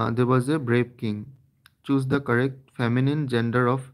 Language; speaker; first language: English; non-native, local second language; Assamese